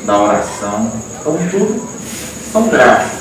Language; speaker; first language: Portuguese; native; Portuguese